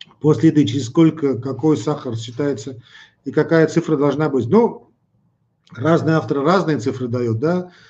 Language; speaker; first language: Russian; non-native, local second language; Armenian